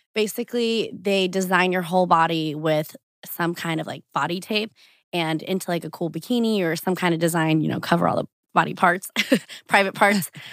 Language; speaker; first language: English; early bilingual, other home language; Portuguese